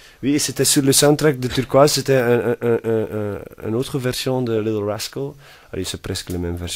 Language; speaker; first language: French; non-native, fluent; Dutch